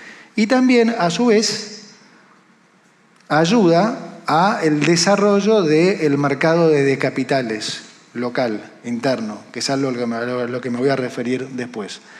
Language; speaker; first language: Spanish; native; Spanish